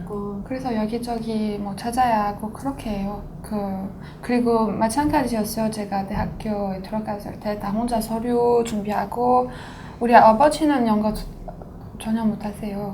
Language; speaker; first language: Korean; non-native, fluent; French